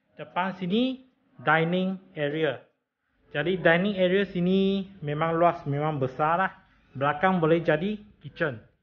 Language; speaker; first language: Malay; non-native, local second language; Chinese